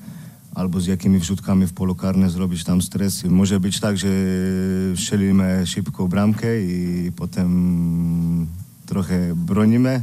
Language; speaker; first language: Polish; non-native, learner; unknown